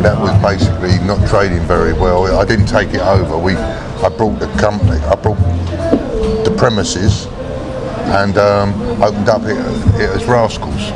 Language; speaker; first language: English; native; English